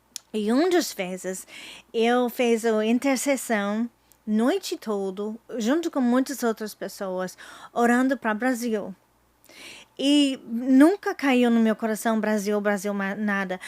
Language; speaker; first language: Portuguese; non-native, fluent; English